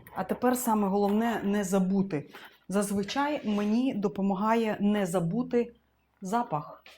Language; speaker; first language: Ukrainian; non-native, local second language; Russian